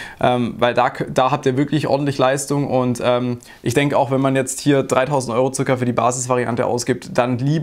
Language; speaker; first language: German; native; German